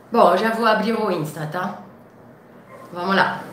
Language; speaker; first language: Portuguese; non-native, fluent; French